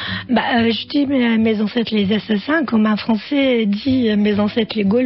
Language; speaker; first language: French; non-native, fluent; Arabic